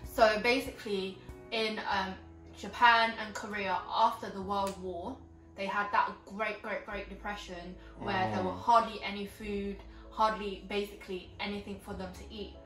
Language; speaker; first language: English; non-native, fluent; Vietnamese